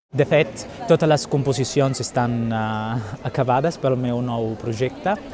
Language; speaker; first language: Catalan; non-native, fluent; Italian